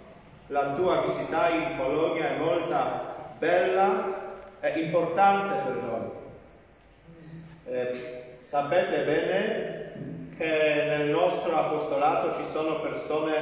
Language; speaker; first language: Italian; non-native, fluent; Polish